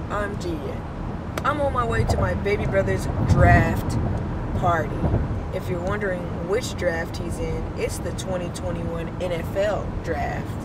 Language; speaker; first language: English; native; English